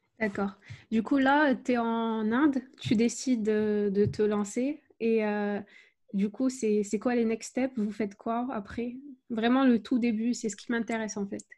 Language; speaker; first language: French; native; French